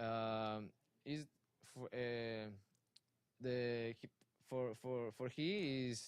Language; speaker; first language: English; non-native, learner; Spanish